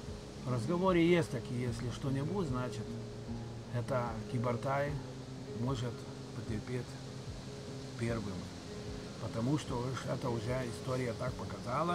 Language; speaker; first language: Russian; non-native, local second language; Lithuanian